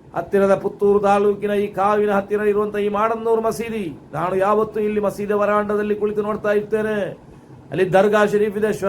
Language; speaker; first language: Kannada; non-native, local second language; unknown